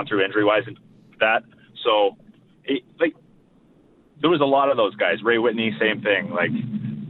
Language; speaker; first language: English; native; English